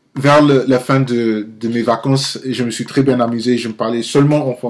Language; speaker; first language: French; non-native, learner; English